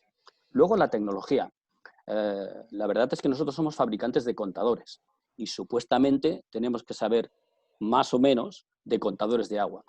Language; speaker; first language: Spanish; native; Spanish